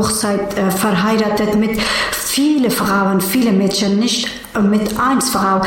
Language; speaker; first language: German; non-native, learner; Persian